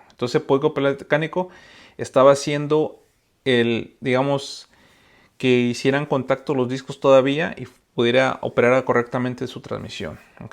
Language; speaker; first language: Spanish; native; Spanish